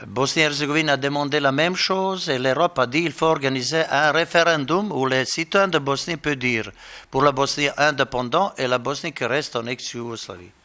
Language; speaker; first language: French; non-native, learner; Bosnian